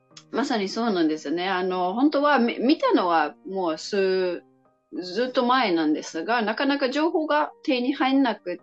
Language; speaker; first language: Japanese; non-native, fluent; English